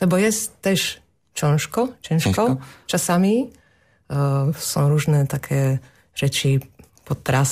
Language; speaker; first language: Polish; non-native, learner; Slovak